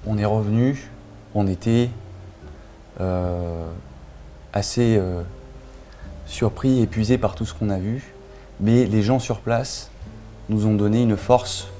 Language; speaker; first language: French; native; French